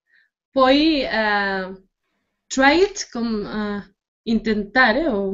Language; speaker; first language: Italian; non-native, learner; Spanish